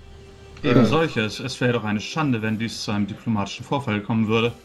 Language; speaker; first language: German; native; German